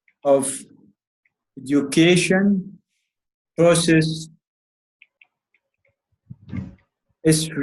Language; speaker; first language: English; non-native, learner; Arabic